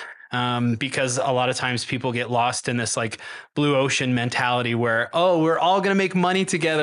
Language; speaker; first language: English; native; English